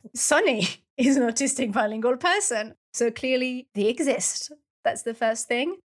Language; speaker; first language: English; non-native, fluent; French